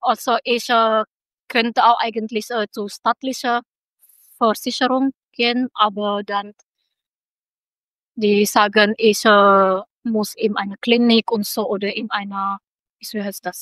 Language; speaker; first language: German; non-native, local second language; Indonesian